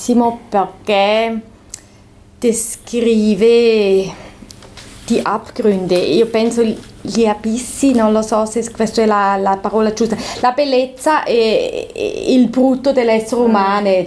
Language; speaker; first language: Italian; non-native, local second language; German